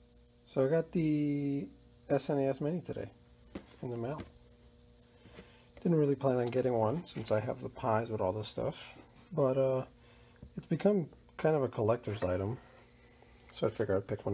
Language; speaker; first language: English; native; English